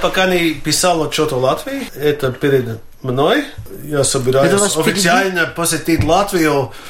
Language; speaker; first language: Russian; non-native, fluent; Latvian